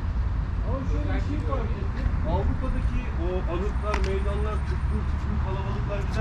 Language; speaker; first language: Turkish; native; Turkish